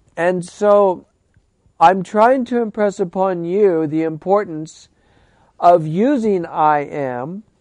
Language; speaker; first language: English; native; English